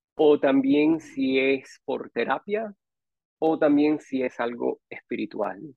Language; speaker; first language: Spanish; native; Spanish